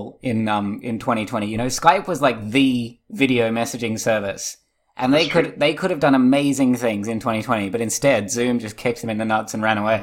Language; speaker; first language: English; native; English